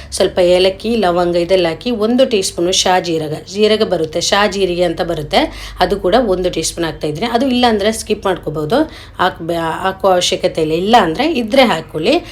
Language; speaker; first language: Kannada; non-native, local second language; Malayalam